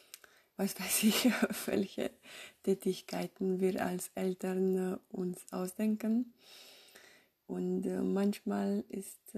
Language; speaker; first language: German; non-native, fluent; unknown